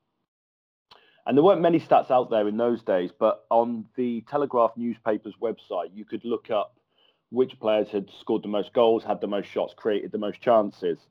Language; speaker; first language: English; native; English